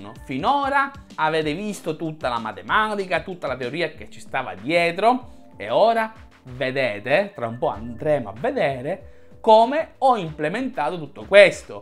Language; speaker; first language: Italian; native; Italian